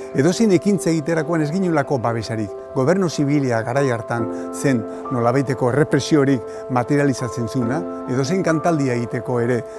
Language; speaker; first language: Basque; early bilingual, other home language; Spanish